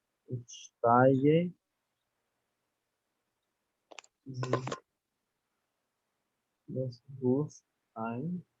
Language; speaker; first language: German; non-native, learner; Spanish